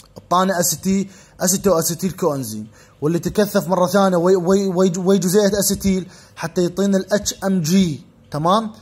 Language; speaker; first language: Arabic; native; Arabic